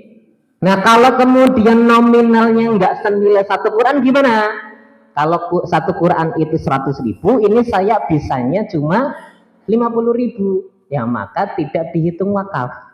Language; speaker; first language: Indonesian; native; Indonesian